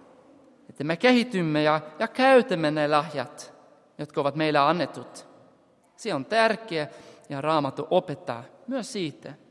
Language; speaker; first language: Finnish; non-native, fluent; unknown